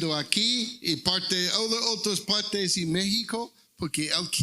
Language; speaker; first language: Spanish; non-native, learner; English